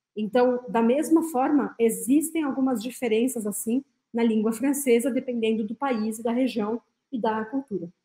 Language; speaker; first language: Portuguese; non-native, fluent; French